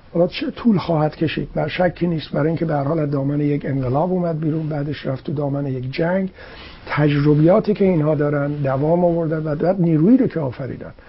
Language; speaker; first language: Persian; native; Persian